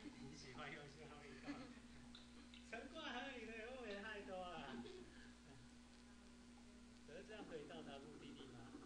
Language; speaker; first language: Chinese; native; Chinese